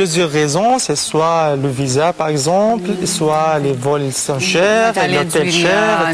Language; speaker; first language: French; non-native, fluent; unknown